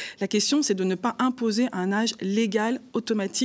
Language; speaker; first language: French; native; French